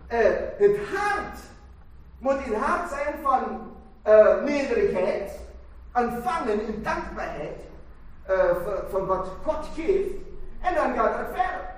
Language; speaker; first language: Dutch; non-native, fluent; German